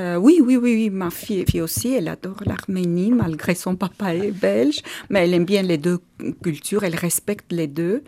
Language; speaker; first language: French; non-native, learner; Armenian